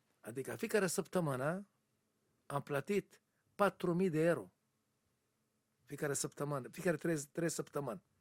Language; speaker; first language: Romanian; non-native, learner; Hebrew